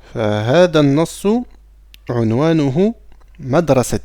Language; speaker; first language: Arabic; non-native, fluent; French